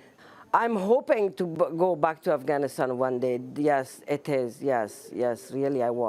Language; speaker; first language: English; non-native, learner; Persian